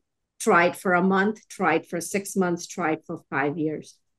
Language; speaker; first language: English; non-native, local second language; Tamil